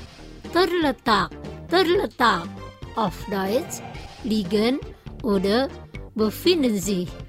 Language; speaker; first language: German; non-native, fluent; Indonesian